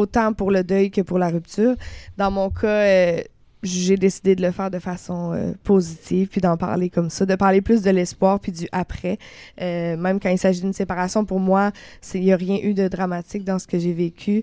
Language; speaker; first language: French; native; French